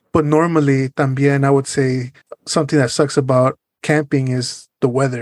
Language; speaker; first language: English; early bilingual, other home language; Spanish